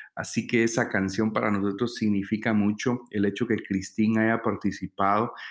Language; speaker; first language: Spanish; native; Spanish